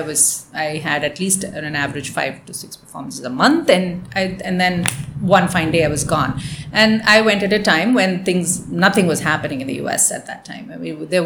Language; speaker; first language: English; non-native, local second language; Tamil